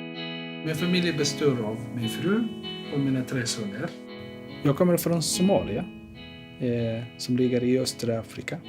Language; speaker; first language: Swedish; non-native, fluent; Somali